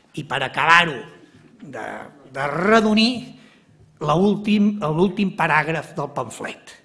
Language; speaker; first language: Catalan; native; Catalan